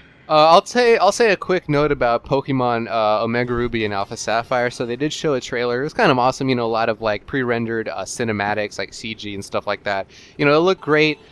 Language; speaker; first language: English; native; English